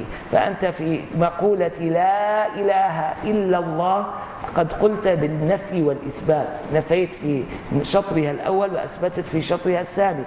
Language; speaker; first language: Arabic; native; Arabic